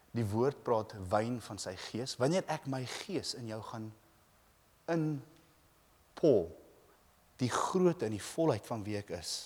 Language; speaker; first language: Afrikaans; native; Afrikaans